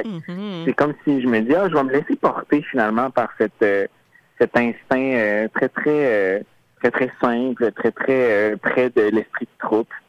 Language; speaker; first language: French; native; French